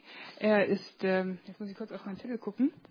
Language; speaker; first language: German; native; German